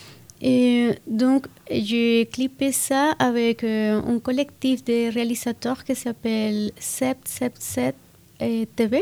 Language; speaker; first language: French; non-native, fluent; Spanish